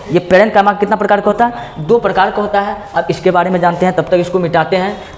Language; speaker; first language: Hindi; native; Hindi